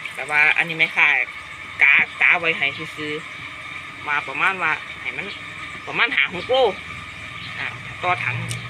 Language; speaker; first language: Thai; native; Thai